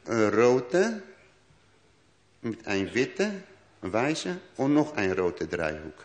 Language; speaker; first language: German; non-native, learner; Dutch